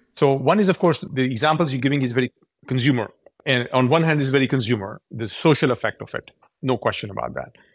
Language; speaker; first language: English; non-native, local second language; Urdu